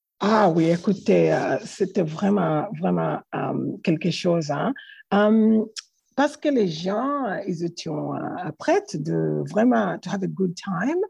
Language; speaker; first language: French; non-native, learner; English